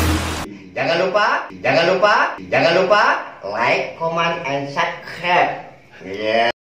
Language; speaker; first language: English; non-native, learner; Japanese